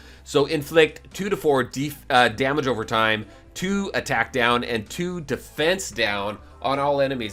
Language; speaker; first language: English; native; English